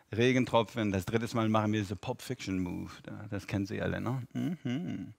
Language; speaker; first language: German; non-native, fluent; English